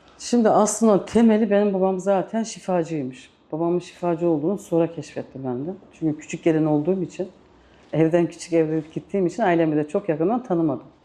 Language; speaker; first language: Turkish; native; Turkish